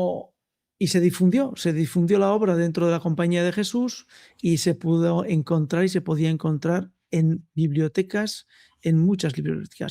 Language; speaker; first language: Spanish; native; Spanish